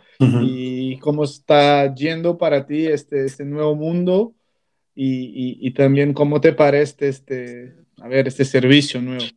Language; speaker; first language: Spanish; non-native, fluent; Portuguese